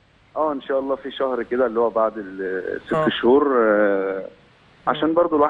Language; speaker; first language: Arabic; native; Arabic